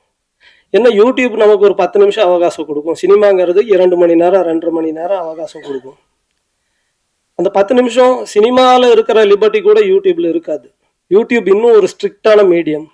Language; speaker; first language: Tamil; native; Tamil